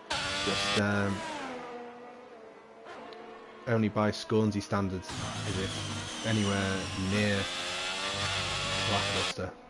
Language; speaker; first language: English; native; English